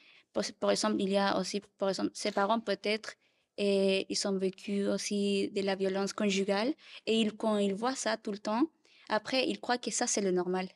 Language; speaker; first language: French; non-native, learner; Spanish